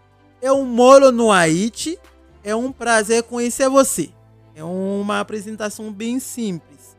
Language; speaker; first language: Portuguese; non-native, fluent; Haitian Creole